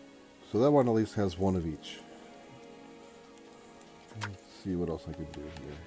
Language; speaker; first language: English; native; English